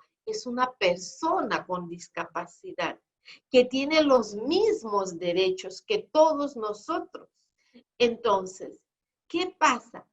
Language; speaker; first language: Spanish; non-native, fluent; Portuguese